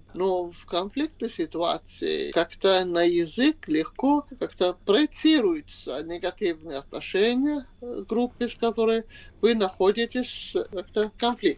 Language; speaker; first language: Russian; non-native, fluent; Swedish